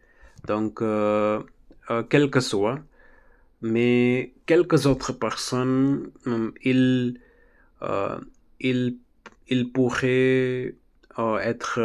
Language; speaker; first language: French; non-native, learner; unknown